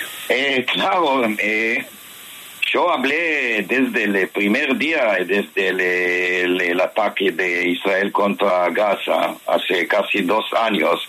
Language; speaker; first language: Spanish; non-native, fluent; Hebrew